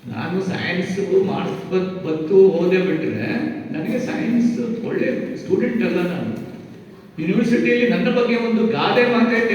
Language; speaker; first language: Kannada; native; Kannada